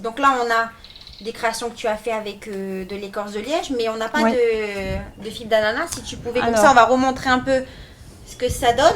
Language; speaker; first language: French; native; French